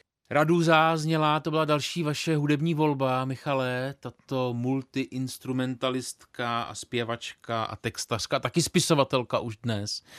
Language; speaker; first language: Czech; native; Czech